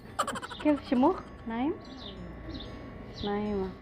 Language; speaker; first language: Arabic; non-native, learner; Indonesian